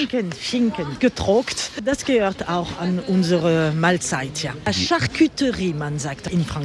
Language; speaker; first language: German; non-native, learner; French